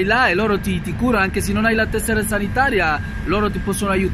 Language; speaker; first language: Italian; non-native, fluent; Spanish